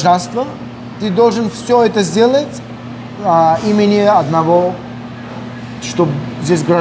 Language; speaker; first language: Russian; non-native, local second language; Armenian